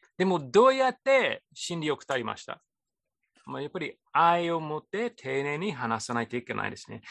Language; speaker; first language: Japanese; non-native, fluent; English